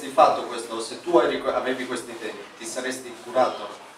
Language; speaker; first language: Italian; native; Italian